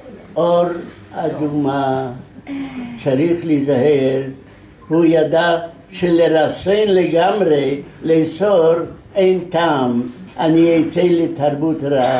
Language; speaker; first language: Hebrew; non-native, fluent; Yiddish